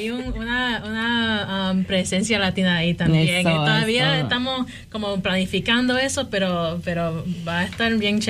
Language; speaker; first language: Spanish; early bilingual, heritage; Spanish